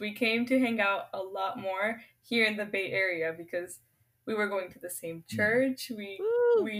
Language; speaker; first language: English; native; English